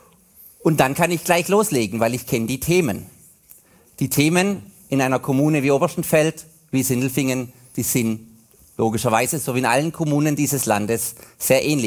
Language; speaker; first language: German; native; German